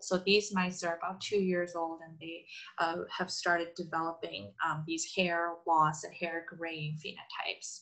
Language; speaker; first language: English; non-native, fluent; Korean